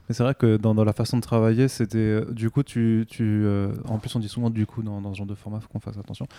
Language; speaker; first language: French; native; French